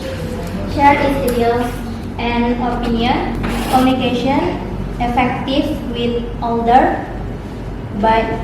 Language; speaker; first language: English; non-native, learner; Indonesian